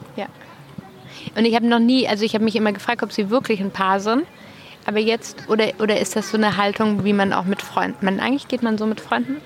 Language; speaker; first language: German; native; German